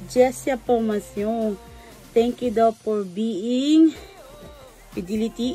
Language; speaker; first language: English; non-native, local second language; Filipino